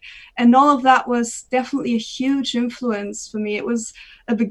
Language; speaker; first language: English; non-native, fluent; German